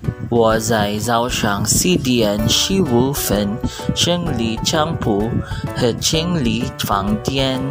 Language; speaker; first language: Chinese; non-native, learner; Filipino